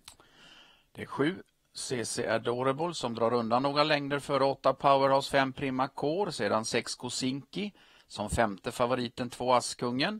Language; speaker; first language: Swedish; native; Swedish